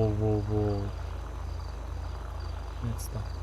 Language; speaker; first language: Russian; non-native, learner; Kara-Kalpak